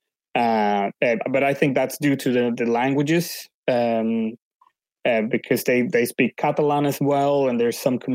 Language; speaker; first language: English; non-native, fluent; Swedish